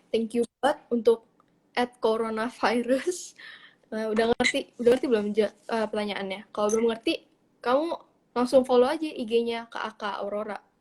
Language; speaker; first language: Indonesian; native; Indonesian